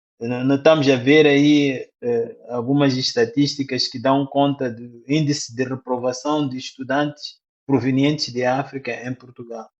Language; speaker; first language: Portuguese; non-native, local second language; Tsonga